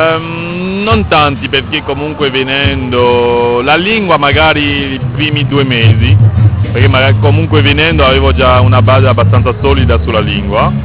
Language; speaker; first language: Italian; non-native, fluent; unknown